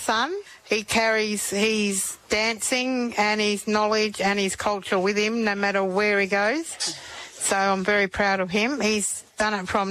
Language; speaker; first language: English; native; English